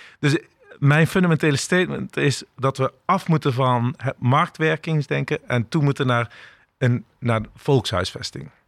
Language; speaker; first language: Dutch; early bilingual, other home language; Turkish